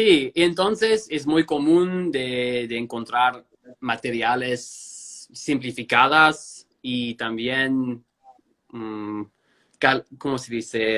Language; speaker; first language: Spanish; non-native, fluent; English